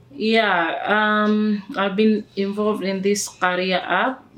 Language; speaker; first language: English; non-native, local second language; Swahili